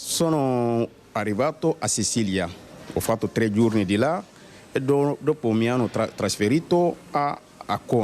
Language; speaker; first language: Italian; non-native, learner; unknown